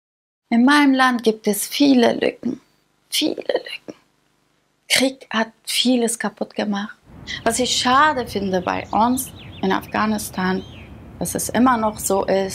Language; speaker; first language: German; early bilingual, other home language; Persian